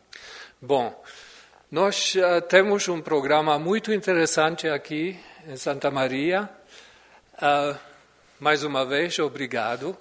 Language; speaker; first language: Portuguese; non-native, fluent; German